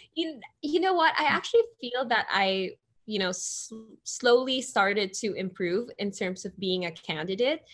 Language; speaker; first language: English; non-native, local second language; Filipino